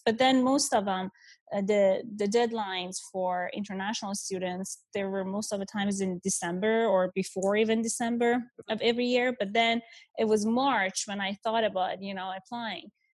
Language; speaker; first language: English; non-native, fluent; Persian